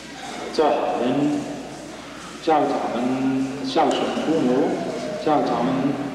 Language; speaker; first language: Chinese; non-native, learner; English